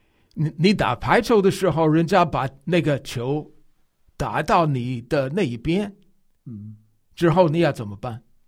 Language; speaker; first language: Chinese; non-native, fluent; English